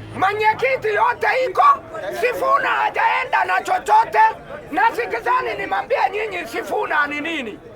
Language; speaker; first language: Swahili; non-native, local second language; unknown